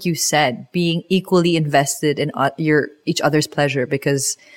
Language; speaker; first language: English; non-native, local second language; Filipino